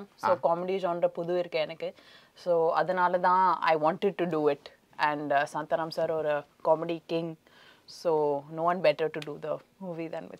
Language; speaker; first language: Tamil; non-native, learner; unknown